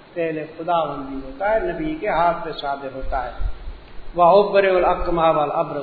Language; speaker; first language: Urdu; native; Urdu